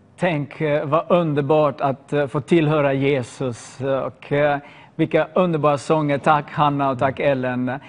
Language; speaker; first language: Swedish; non-native, fluent; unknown